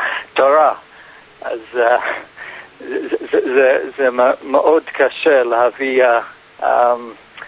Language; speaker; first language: Hebrew; non-native, fluent; English